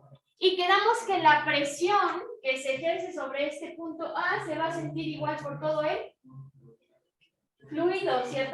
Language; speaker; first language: Spanish; native; Spanish